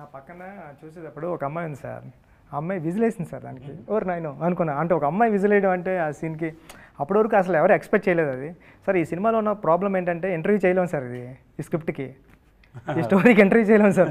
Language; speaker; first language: Telugu; native; Telugu